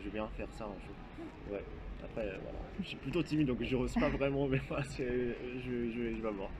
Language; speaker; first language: French; non-native, fluent; Japanese